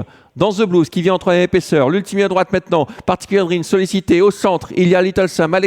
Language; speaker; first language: French; native; French